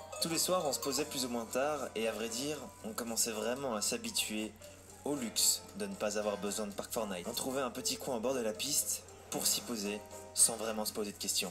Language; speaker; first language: French; native; French